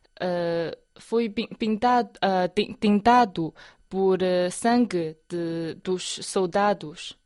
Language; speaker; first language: Portuguese; non-native, fluent; Chinese